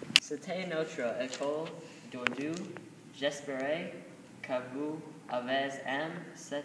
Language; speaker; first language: French; non-native, learner; English